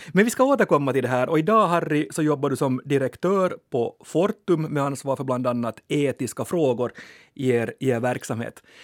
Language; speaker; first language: Swedish; native; Swedish